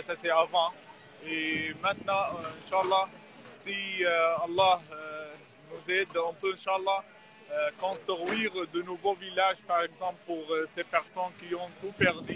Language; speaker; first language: French; non-native, fluent; Arabic